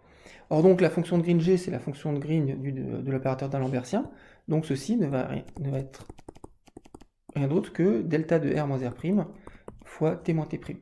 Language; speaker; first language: French; native; French